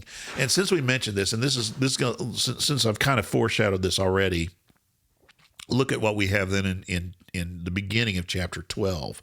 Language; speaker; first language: English; native; English